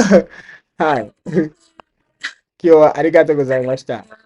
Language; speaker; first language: Japanese; non-native, learner; English